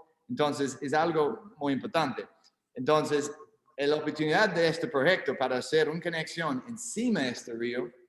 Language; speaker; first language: Spanish; non-native, learner; English